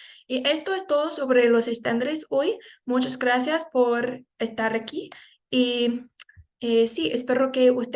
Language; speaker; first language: Spanish; non-native, fluent; English